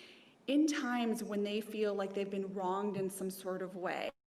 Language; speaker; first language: English; native; English